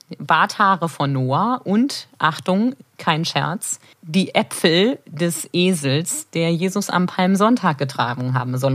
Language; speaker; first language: German; native; German